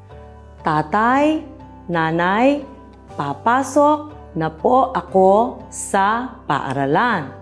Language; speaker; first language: Chinese; non-native, fluent; Filipino